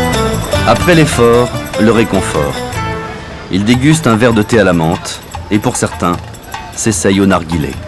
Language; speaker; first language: French; native; French